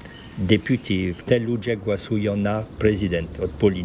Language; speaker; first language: Polish; early bilingual, heritage; Polish